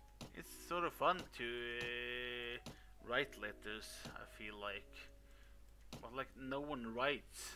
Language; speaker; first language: English; non-native, fluent; Swedish